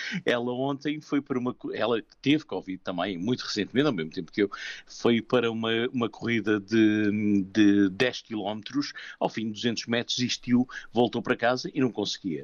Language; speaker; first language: Portuguese; native; Portuguese